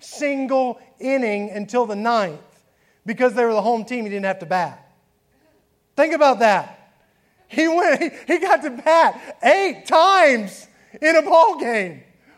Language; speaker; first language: English; native; English